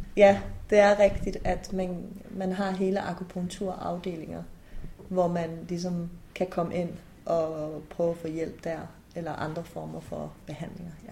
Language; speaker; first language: Danish; early bilingual, other home language; Persian